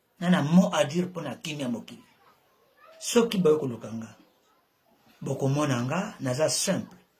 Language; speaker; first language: Lingala; non-native, local second language; Kongo